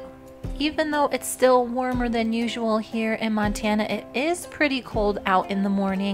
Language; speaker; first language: English; native; English